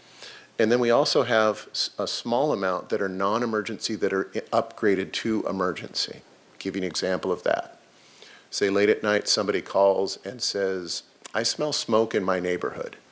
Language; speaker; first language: English; native; English